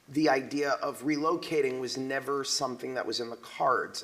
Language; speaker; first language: English; native; English